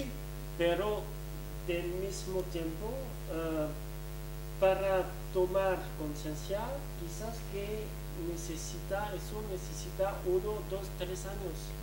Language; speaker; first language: Spanish; non-native, fluent; French